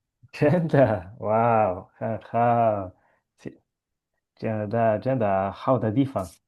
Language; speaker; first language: Chinese; non-native, learner; Hebrew